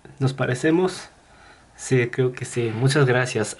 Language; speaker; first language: Spanish; non-native, fluent; Korean